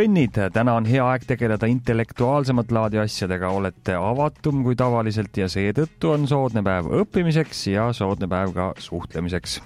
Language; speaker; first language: Estonian; native; Estonian